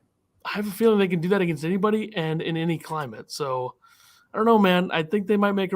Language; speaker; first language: English; native; English